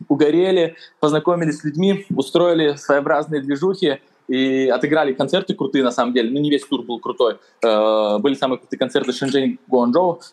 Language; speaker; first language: Russian; native; Russian